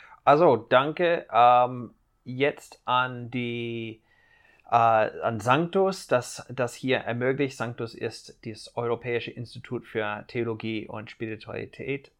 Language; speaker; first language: German; non-native, fluent; English